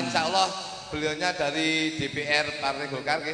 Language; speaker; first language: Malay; non-native, local second language; Javanese